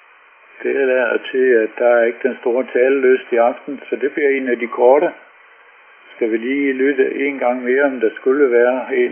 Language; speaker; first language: Danish; native; Danish